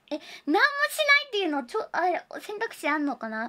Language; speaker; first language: Japanese; native; Japanese